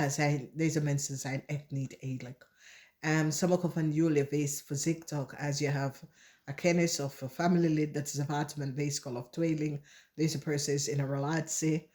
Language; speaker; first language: Dutch; non-native, fluent; English